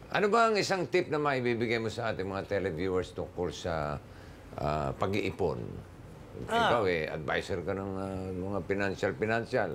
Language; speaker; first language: Filipino; native; Filipino